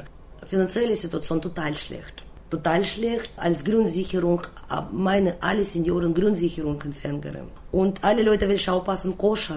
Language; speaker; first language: German; non-native, learner; Russian